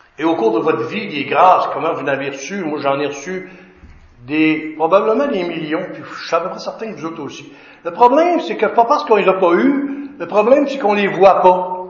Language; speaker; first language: French; native; French